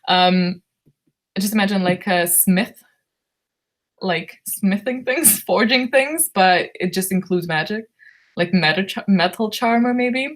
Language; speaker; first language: English; non-native, fluent; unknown